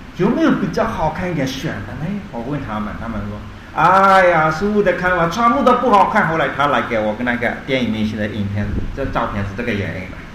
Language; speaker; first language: Chinese; non-native, learner; Burmese